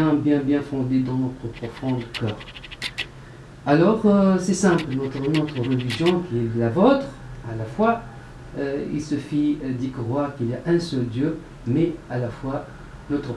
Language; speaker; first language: French; non-native, local second language; Arabic